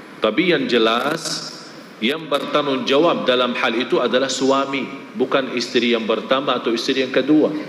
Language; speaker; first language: Malay; non-native, fluent; Arabic